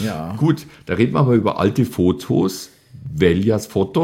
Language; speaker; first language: German; native; German